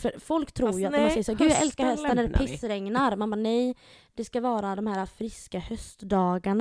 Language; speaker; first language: Swedish; native; Swedish